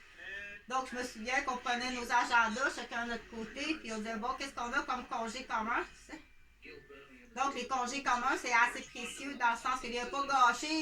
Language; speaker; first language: French; native; French